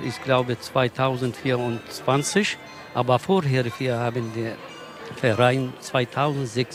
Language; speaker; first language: German; non-native, learner; Kurdish